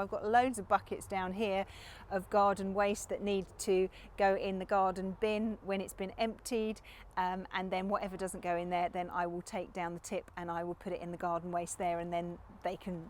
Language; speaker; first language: English; native; English